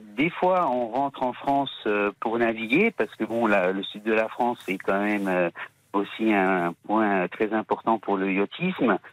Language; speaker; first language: French; native; French